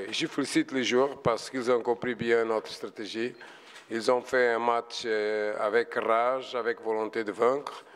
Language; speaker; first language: French; non-native, fluent; Portuguese